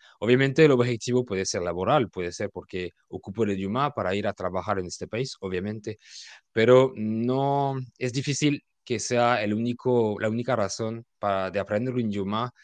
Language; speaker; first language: Spanish; non-native, fluent; French